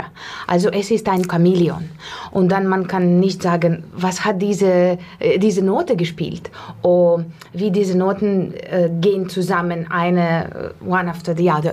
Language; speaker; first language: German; non-native, fluent; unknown